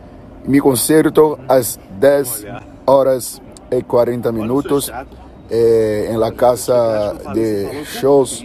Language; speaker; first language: Spanish; non-native, learner; Portuguese